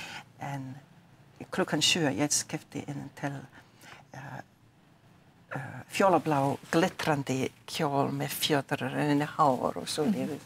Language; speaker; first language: Icelandic; non-native, learner; English